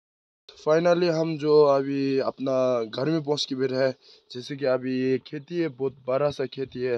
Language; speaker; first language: Hindi; non-native, local second language; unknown